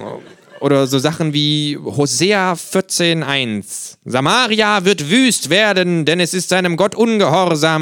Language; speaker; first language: German; native; German